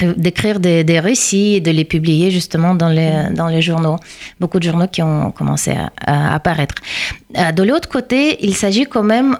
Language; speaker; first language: French; non-native, fluent; Russian